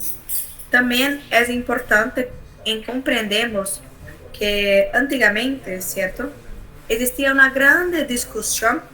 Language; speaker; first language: Spanish; non-native, learner; Portuguese